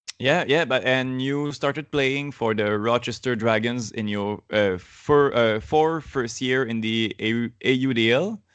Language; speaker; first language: English; non-native, learner; French